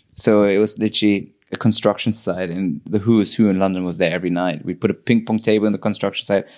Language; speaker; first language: English; non-native, fluent; German